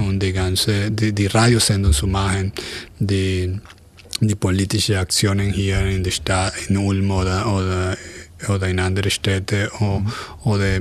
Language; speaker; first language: German; non-native, fluent; Spanish